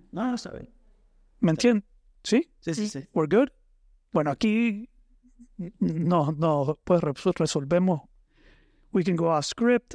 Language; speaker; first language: Spanish; native; Spanish